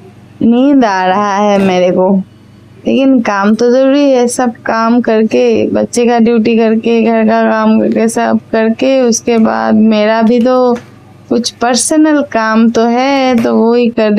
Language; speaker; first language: Hindi; non-native, local second language; Assamese